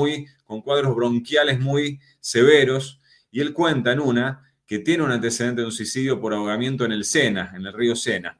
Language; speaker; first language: Spanish; native; Spanish